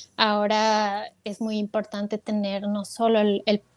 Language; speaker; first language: Spanish; native; Spanish